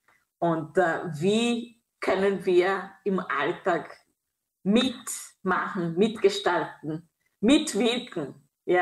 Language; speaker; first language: German; non-native, fluent; Kinyarwanda